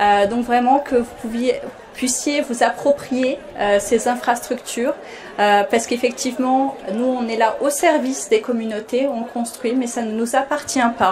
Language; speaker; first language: French; non-native, local second language; Wolof